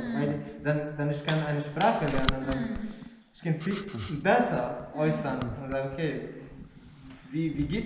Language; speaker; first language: German; non-native, learner; Arabic